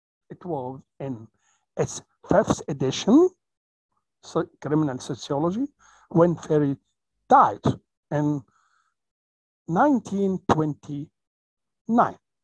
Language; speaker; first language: English; non-native, fluent; Arabic